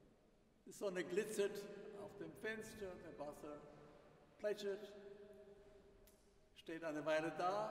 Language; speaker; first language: German; non-native, fluent; English